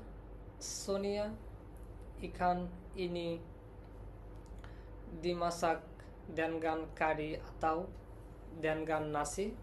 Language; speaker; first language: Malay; non-native, learner; Bangla